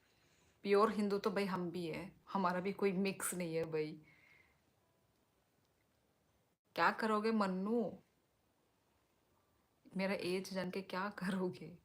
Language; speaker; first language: Hindi; non-native, local second language; Kok Borok